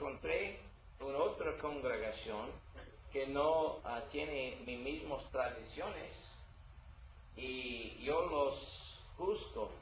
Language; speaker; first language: Spanish; non-native, learner; English